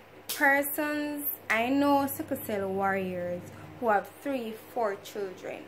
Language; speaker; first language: English; native; English